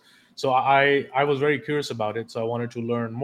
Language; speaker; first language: English; non-native, local second language; Hindi